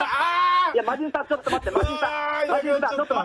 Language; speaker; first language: Japanese; native; Japanese